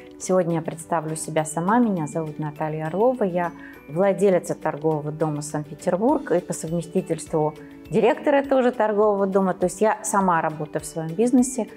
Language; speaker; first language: Russian; native; Russian